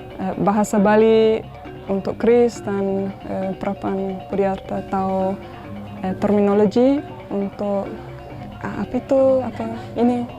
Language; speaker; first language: Indonesian; non-native, learner; English